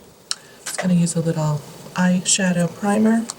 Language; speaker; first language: English; native; English